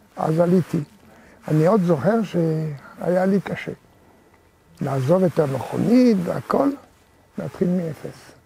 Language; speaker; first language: Hebrew; non-native, fluent; French